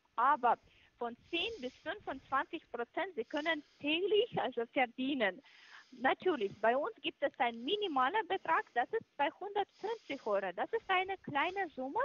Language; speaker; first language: German; non-native, fluent; Russian